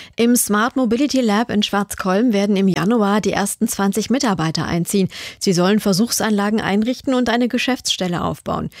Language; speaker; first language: German; native; German